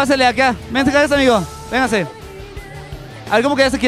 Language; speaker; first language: Spanish; native; Spanish